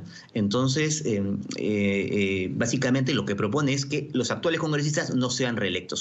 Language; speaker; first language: Spanish; native; Spanish